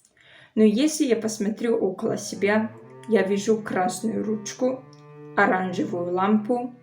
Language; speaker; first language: Russian; non-native, learner; Slovenian